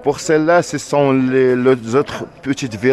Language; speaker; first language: French; non-native, learner; Arabic